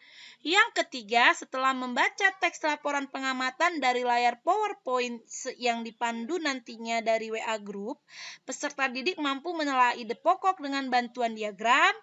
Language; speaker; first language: Indonesian; native; Indonesian